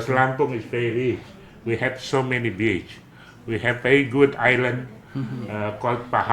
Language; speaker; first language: English; non-native, learner; Indonesian